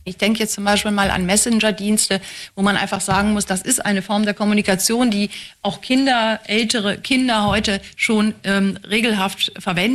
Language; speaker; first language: German; native; German